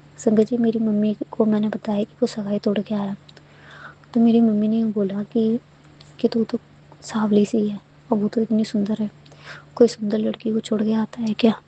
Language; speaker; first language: Hindi; native; Hindi